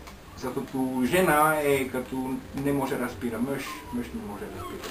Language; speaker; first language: Bulgarian; non-native, learner; Finnish